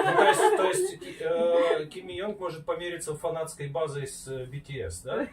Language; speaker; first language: Russian; native; Russian